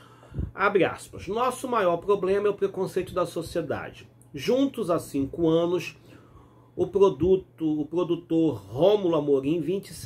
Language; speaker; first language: Portuguese; native; Portuguese